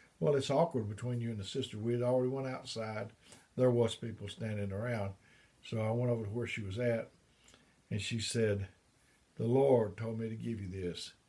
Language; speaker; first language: English; native; English